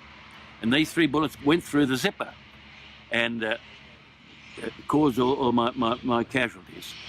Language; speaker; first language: English; native; English